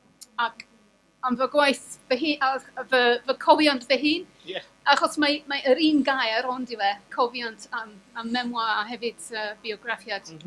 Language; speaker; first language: Welsh; non-native, fluent; English